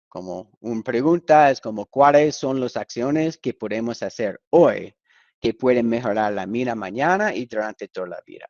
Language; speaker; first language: Spanish; non-native, fluent; English